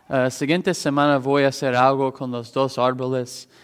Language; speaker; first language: Spanish; non-native, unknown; English